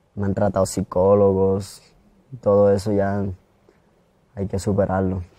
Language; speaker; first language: Spanish; native; Spanish